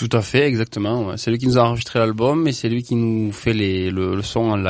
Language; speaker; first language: French; native; French